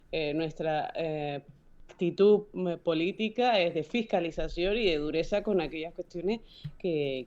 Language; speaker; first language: Spanish; native; Spanish